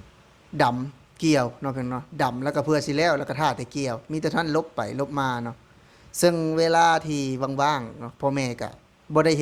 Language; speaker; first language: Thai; non-native, local second language; Lao